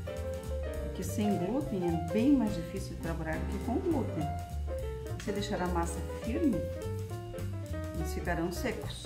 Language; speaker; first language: Portuguese; native; Portuguese